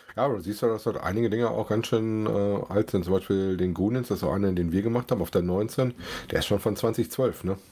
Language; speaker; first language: German; native; German